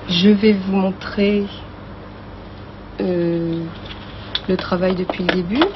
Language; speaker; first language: French; native; French